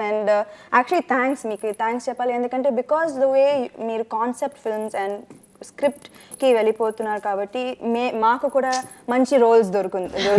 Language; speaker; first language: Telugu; non-native, local second language; Tamil